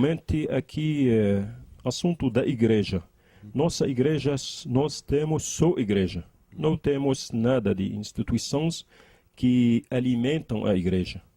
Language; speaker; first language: Portuguese; non-native, learner; Arabic